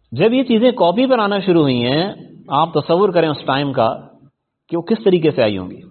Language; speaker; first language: Urdu; non-native, local second language; Punjabi